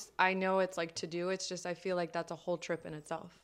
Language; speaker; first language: English; non-native, fluent; French